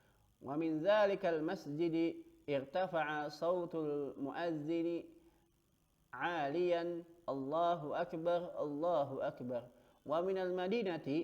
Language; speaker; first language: Arabic; non-native, fluent; Indonesian